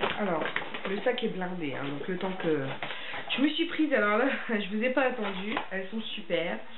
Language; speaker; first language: French; native; French